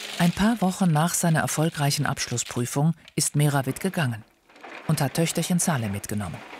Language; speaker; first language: German; native; German